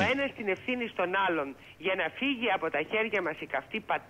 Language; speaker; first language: Greek; native; Greek